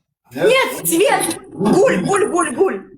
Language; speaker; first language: Russian; native; Russian